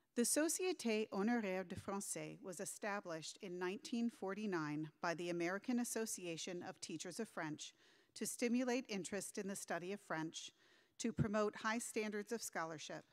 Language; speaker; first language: English; native; English